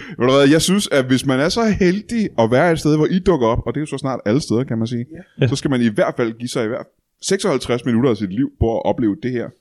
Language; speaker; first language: Danish; native; Danish